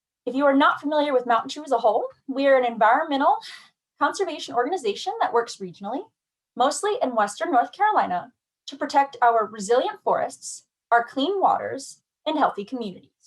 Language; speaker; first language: English; native; English